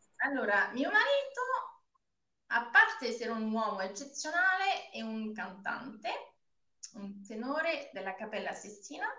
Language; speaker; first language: Italian; non-native, fluent; French